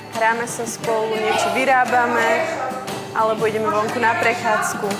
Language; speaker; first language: Slovak; early bilingual, heritage; Slovak